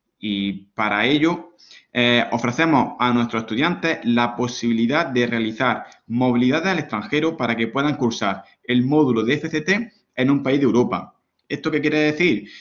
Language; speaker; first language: Spanish; native; Spanish